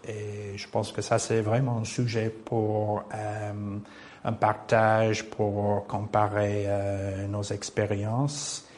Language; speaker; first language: French; non-native, fluent; English